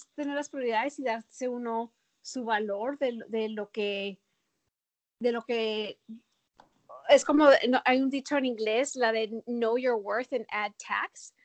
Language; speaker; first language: Spanish; early bilingual, heritage; Spanish